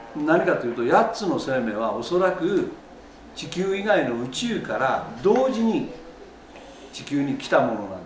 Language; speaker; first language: Japanese; native; Japanese